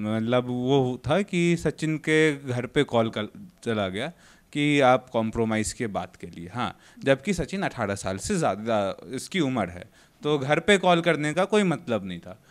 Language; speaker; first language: Hindi; native; Hindi